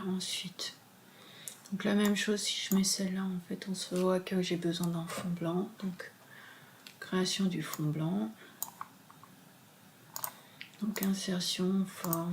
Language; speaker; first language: French; native; French